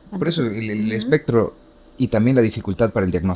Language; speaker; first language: Spanish; native; Spanish